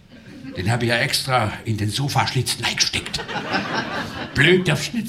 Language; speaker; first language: German; native; German